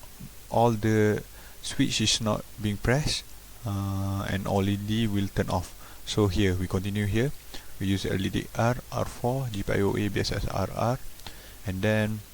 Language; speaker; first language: English; non-native, local second language; Malay